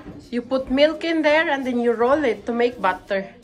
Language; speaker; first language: English; non-native, local second language; Filipino